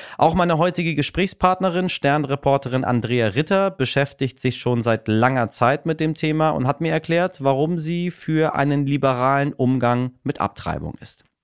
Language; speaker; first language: German; early bilingual, other home language; Persian